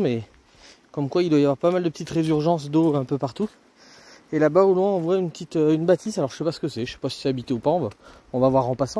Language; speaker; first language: French; native; French